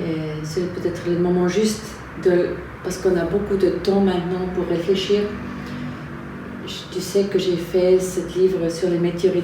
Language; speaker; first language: French; non-native, fluent; German